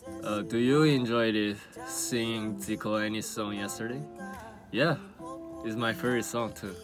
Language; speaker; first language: English; non-native, learner; Korean